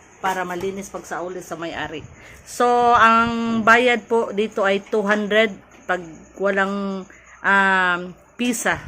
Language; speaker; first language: Filipino; native; Filipino